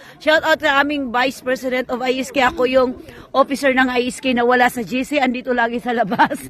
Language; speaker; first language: Filipino; non-native, local second language; Cebuano